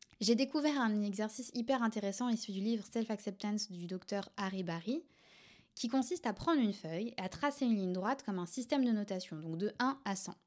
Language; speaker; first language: French; native; French